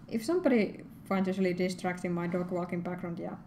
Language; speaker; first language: English; non-native, fluent; Finnish